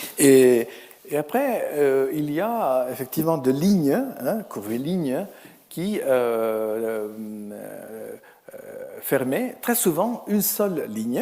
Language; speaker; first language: French; non-native, fluent; Spanish